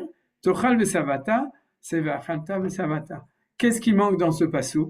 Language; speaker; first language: French; native; French